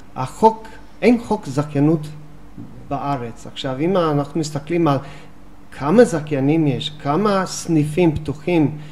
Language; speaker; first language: Hebrew; non-native, fluent; English